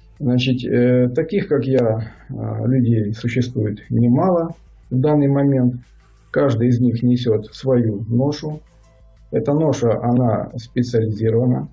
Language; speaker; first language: Russian; native; Russian